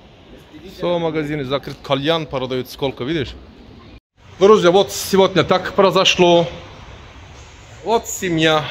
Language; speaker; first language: Russian; non-native, learner; Turkish